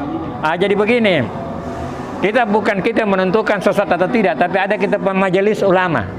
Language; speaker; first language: Indonesian; native; Indonesian